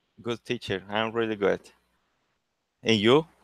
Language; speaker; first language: English; non-native, learner; Spanish